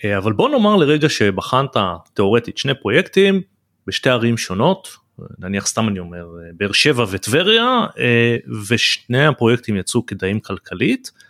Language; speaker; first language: Hebrew; native; Hebrew